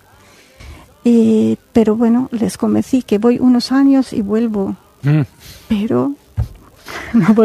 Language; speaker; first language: Spanish; non-native, fluent; Arabic